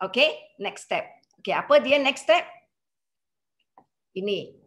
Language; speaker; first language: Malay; non-native, local second language; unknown